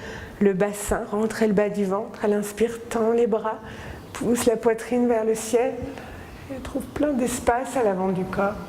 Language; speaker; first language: French; native; French